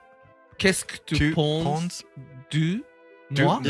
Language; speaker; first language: French; non-native, learner; Japanese